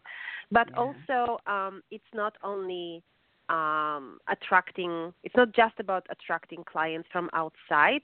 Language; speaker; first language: English; non-native, fluent; Polish